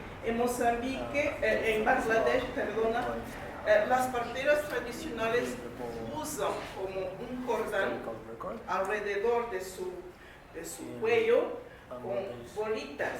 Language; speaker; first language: Spanish; non-native, fluent; English